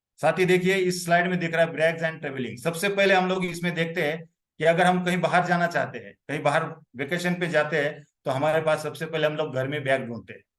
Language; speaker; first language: Hindi; non-native, local second language; Marathi